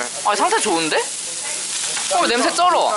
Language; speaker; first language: Korean; native; Korean